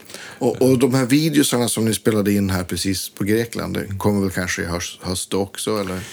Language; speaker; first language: Swedish; native; Swedish